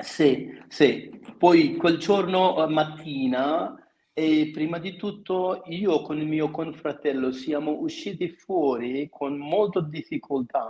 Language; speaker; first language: Italian; non-native, fluent; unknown